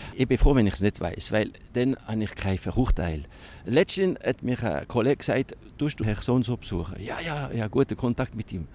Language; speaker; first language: German; non-native, local second language; French